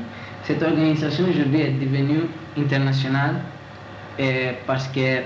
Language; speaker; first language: French; non-native, learner; Italian